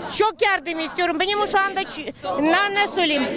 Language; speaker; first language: Turkish; non-native, learner; Ukrainian